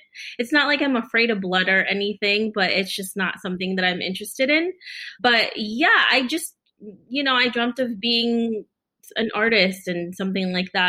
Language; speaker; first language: English; early bilingual, other home language; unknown